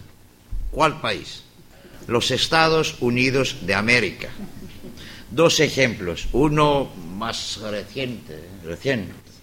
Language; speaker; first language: Spanish; non-native, learner; Greek